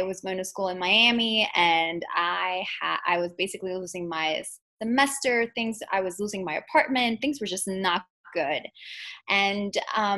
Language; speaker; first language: English; native; English